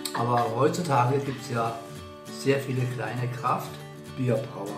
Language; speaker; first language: German; native; German